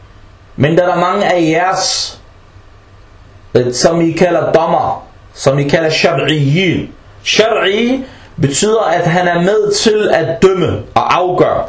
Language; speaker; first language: Danish; early bilingual, other home language; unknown